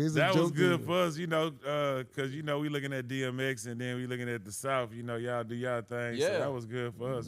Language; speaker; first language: English; native; English